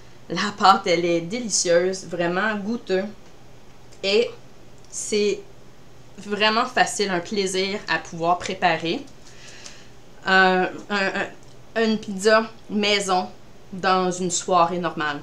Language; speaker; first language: French; native; French